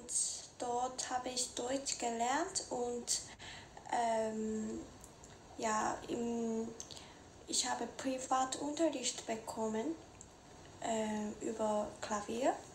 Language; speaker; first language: German; non-native, learner; Korean